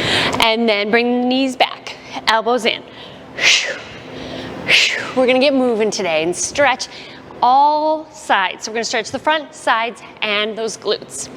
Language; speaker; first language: English; native; English